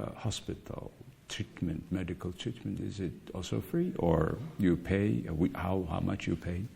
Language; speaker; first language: English; non-native, fluent; Mongolian